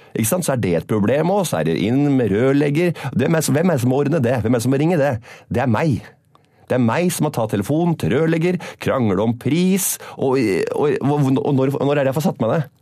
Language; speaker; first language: Norwegian; native; Norwegian